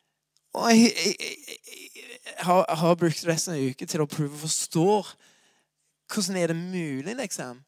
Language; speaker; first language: Norwegian; non-native, fluent; English